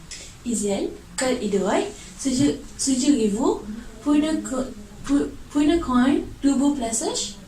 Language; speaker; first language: French; non-native, learner; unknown